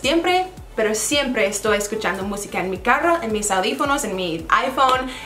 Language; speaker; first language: Spanish; non-native, fluent; English